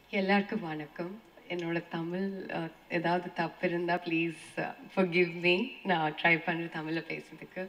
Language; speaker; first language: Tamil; non-native, learner; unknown